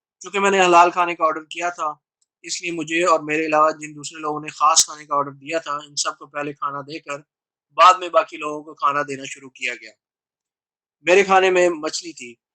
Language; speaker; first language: Urdu; native; Urdu